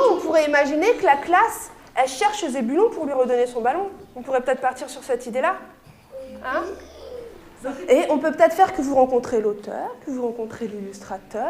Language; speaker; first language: French; native; French